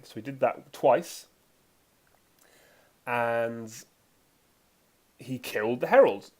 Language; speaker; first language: English; native; English